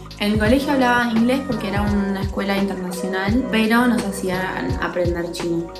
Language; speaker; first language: Spanish; early bilingual, heritage; English